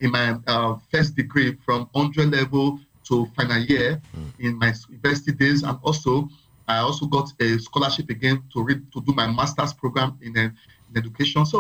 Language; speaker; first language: English; non-native, local second language; Bini